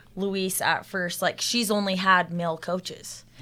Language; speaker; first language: English; native; English